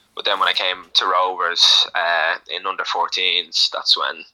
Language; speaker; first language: English; native; English